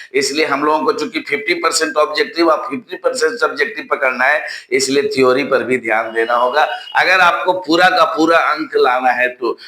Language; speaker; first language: Hindi; native; Hindi